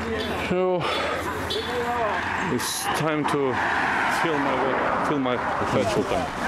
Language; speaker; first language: English; non-native, learner; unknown